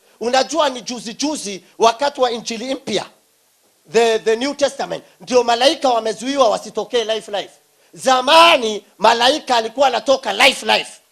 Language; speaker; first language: Swahili; non-native, local second language; Somali